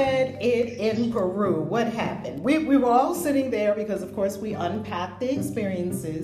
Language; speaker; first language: English; native; English